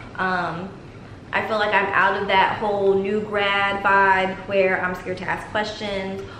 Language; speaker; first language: English; native; English